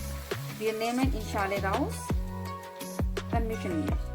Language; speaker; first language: German; non-native, learner; Urdu